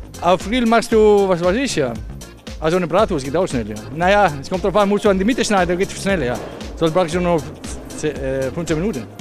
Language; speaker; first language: German; non-native, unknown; Italian